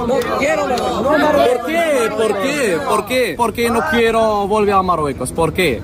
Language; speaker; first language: Spanish; non-native, learner; Arabic